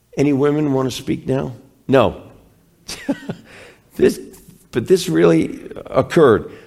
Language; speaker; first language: English; native; English